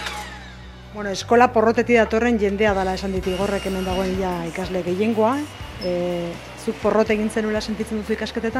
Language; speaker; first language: Basque; native; Basque